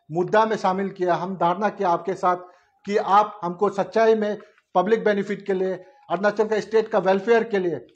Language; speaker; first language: Hindi; non-native, local second language; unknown